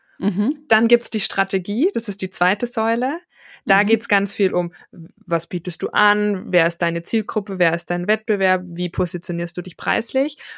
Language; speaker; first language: German; native; German